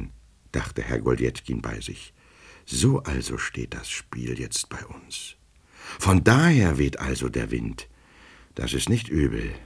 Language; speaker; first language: German; native; German